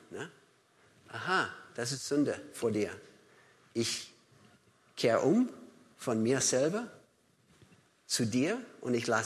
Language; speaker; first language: German; non-native, fluent; English